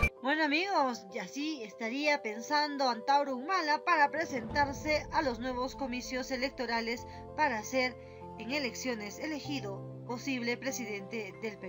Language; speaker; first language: Spanish; native; Spanish